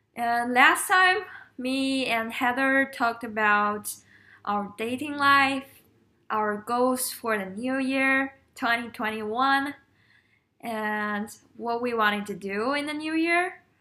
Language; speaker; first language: English; non-native, fluent; Chinese